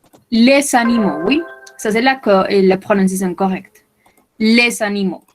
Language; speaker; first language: French; non-native, fluent; Spanish